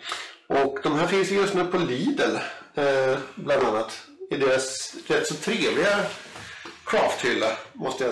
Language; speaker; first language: Swedish; native; Swedish